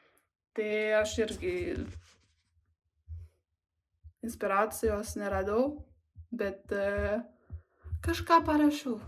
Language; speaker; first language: Lithuanian; non-native, learner; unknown